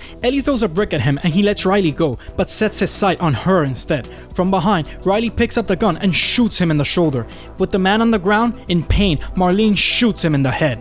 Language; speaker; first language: English; native; English